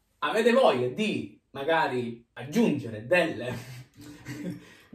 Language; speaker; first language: Italian; native; Italian